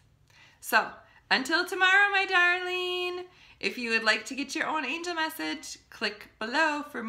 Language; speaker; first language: English; native; English